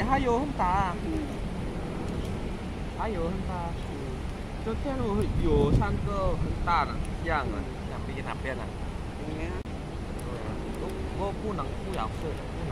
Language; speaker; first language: Chinese; non-native, learner; Javanese